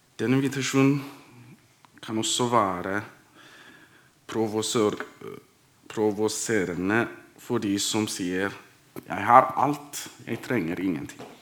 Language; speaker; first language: Norwegian; non-native, fluent; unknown